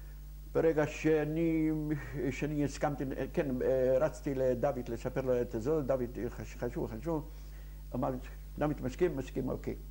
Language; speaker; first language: Hebrew; non-native, fluent; Yiddish